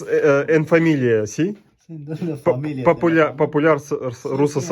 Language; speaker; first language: Spanish; non-native, learner; Russian